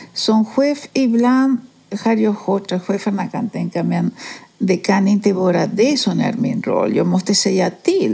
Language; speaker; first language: Swedish; non-native, fluent; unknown